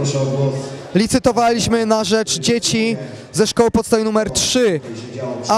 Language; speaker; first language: Polish; native; Polish